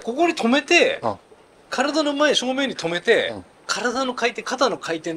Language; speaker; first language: Japanese; native; Japanese